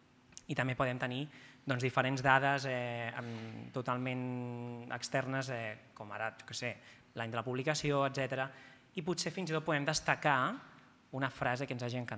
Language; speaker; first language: Catalan; native; Catalan